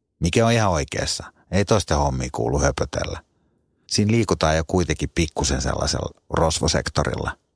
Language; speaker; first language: Finnish; native; Finnish